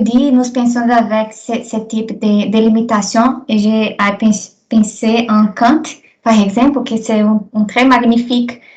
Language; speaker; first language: French; non-native, learner; Portuguese